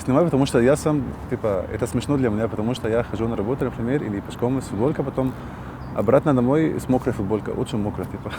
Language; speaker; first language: Russian; non-native, learner; Arabic